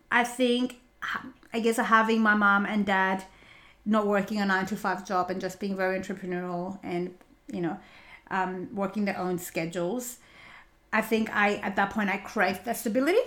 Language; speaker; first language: English; non-native, fluent; Greek